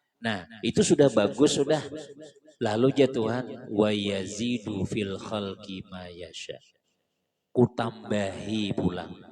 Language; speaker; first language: Indonesian; non-native, local second language; Banjar